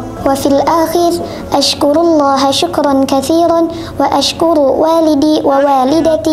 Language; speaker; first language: Arabic; non-native, learner; Indonesian